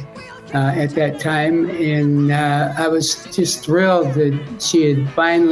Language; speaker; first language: English; native; English